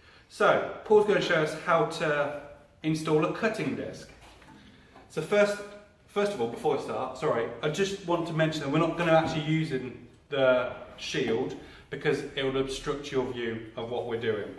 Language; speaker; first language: English; native; English